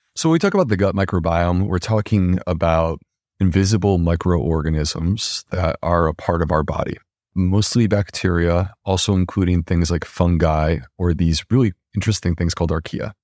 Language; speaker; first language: English; native; English